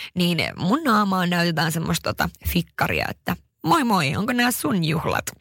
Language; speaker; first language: Finnish; early bilingual, heritage; Finnish